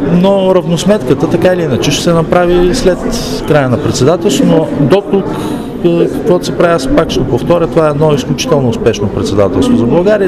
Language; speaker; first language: Bulgarian; native; Bulgarian